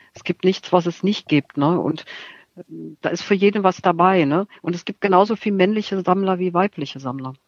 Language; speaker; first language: German; native; German